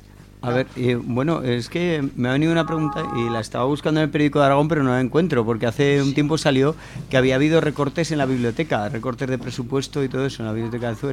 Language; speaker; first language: Spanish; native; Spanish